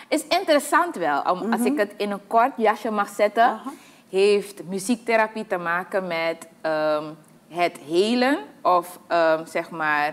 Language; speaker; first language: Dutch; native; Dutch